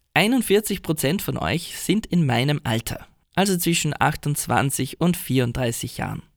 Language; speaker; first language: German; native; German